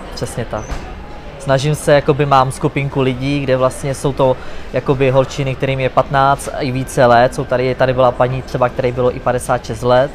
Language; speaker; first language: Czech; native; Czech